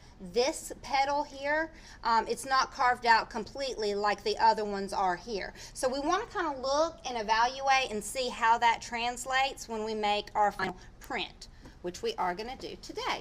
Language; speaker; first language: English; native; English